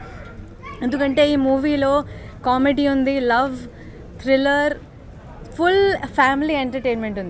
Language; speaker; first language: Telugu; non-native, learner; Hindi